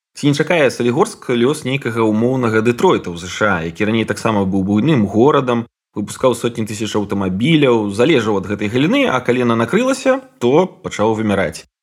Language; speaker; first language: Belarusian; non-native, local second language; Russian